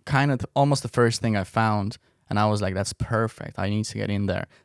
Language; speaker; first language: English; non-native, fluent; Estonian